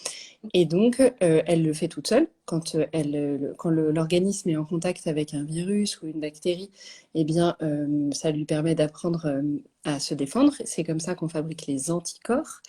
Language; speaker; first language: French; native; French